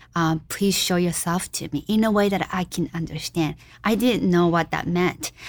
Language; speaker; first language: English; non-native, fluent; Japanese